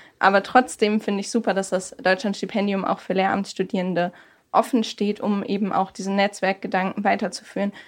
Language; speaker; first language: German; native; German